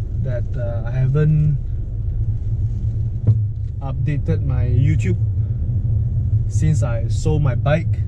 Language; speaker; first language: English; non-native, local second language; Min Nan Chinese